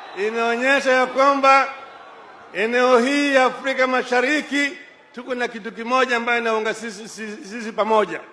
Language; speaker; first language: Swahili; non-native, local second language; Luo (Kenya and Tanzania)